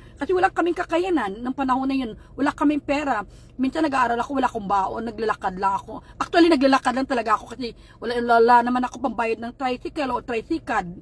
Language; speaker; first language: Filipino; non-native, local second language; Hiligaynon